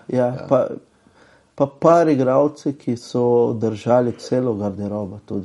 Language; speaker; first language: Slovenian; non-native, fluent; Portuguese